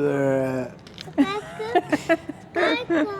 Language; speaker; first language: Dutch; early bilingual, other home language; Persian